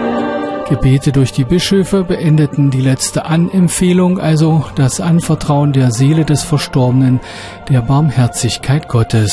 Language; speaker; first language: German; native; German